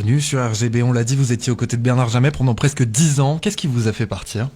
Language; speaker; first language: French; native; French